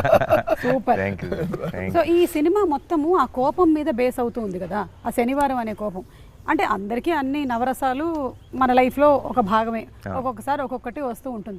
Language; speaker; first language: Telugu; native; Telugu